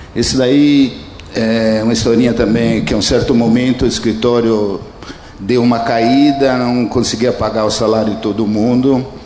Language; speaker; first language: Portuguese; early bilingual, other home language; Italian